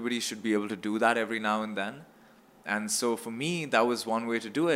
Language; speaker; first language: English; non-native, local second language; Urdu